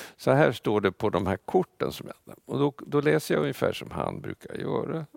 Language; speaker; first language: Swedish; non-native, fluent; Russian